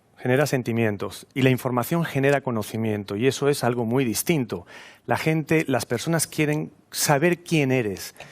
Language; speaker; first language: Spanish; native; Spanish